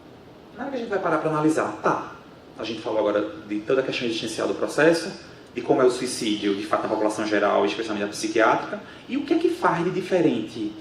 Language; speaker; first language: Portuguese; native; Portuguese